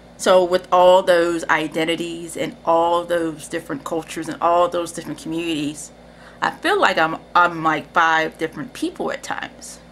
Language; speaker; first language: English; native; English